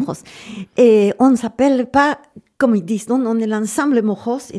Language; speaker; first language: French; native; French